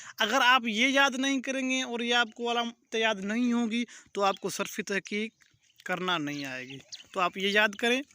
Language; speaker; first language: Urdu; non-native, local second language; Pashto